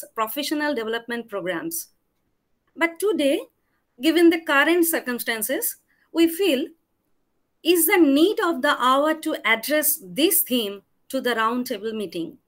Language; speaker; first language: English; non-native, local second language; Bangla